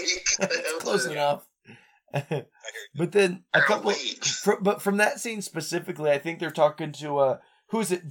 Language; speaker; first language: English; native; English